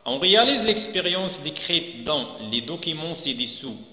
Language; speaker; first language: French; non-native, local second language; Arabic